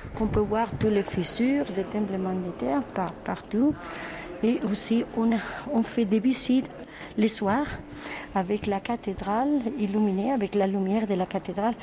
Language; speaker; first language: French; non-native, fluent; Spanish